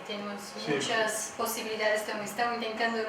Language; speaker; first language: Spanish; non-native, learner; Portuguese